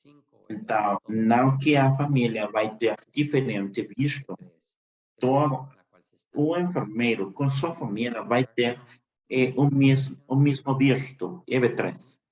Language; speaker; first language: Portuguese; non-native, fluent; Spanish